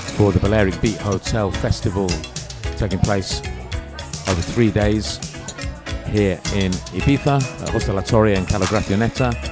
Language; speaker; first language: English; native; English